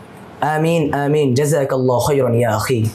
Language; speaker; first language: Arabic; non-native, learner; Bangla